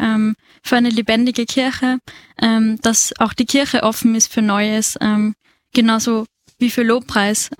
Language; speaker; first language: German; native; German